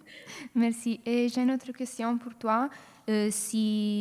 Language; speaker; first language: French; non-native, learner; Italian